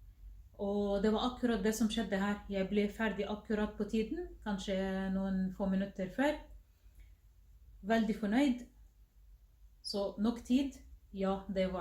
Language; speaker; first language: Norwegian; non-native, fluent; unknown